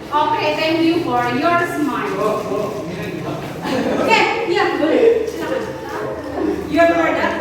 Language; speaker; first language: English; non-native, learner; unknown